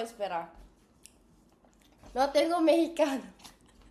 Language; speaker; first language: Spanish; non-native, learner; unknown